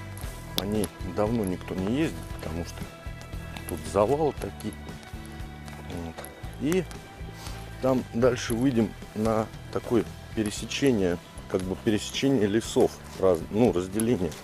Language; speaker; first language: Russian; native; Russian